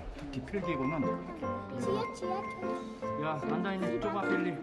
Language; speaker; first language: Korean; native; Korean